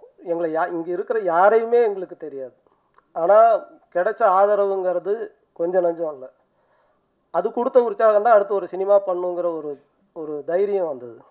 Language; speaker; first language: Tamil; native; Tamil